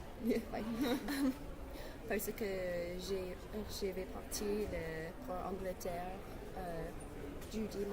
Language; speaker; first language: French; non-native, learner; English